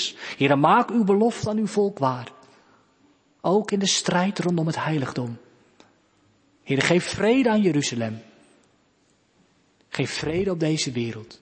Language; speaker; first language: Dutch; native; Dutch